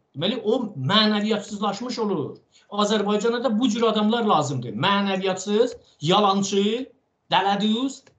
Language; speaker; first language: Azerbaijani; non-native, local second language; Talysh